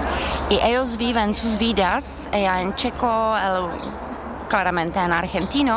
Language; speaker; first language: Spanish; non-native, learner; Czech